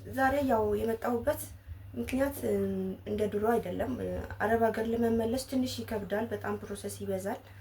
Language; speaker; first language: Amharic; native; Amharic